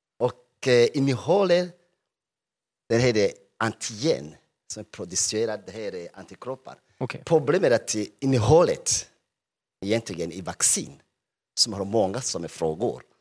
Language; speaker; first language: Swedish; non-native, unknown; Rundi